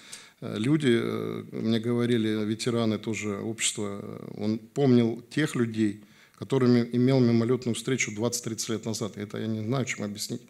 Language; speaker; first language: Russian; native; Russian